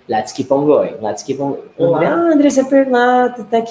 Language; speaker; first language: English; non-native, fluent; Portuguese